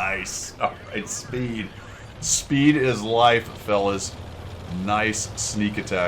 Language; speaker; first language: English; native; English